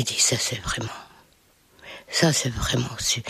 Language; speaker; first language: French; non-native, fluent; Hungarian